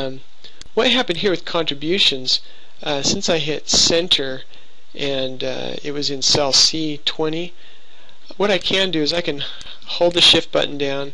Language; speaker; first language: English; native; English